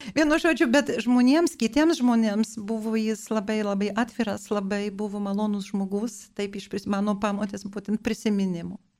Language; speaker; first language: Lithuanian; non-native, local second language; Polish